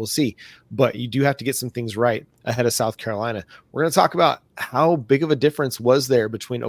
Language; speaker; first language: English; native; English